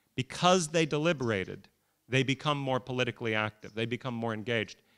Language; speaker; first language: English; native; English